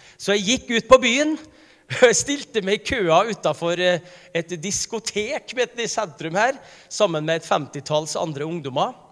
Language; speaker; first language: Norwegian; native; Norwegian